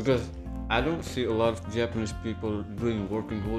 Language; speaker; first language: English; non-native, fluent; Indonesian